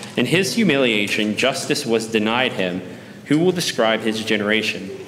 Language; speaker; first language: English; native; English